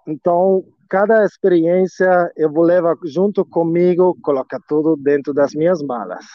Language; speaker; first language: Portuguese; non-native, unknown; German